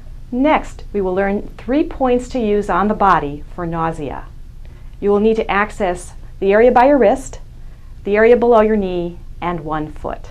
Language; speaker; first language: English; native; English